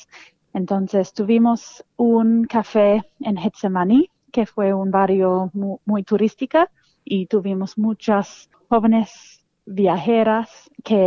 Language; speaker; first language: Spanish; non-native, fluent; English